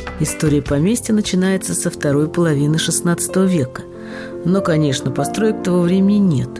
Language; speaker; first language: Russian; native; Russian